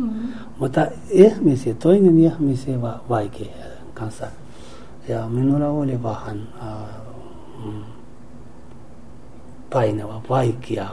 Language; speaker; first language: Finnish; non-native, learner; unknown